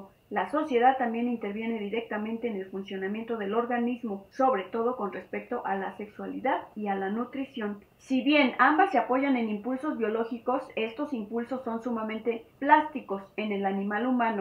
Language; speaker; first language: Spanish; native; Spanish